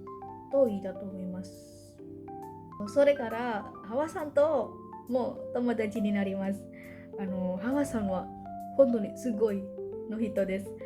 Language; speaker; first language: Japanese; non-native, learner; Indonesian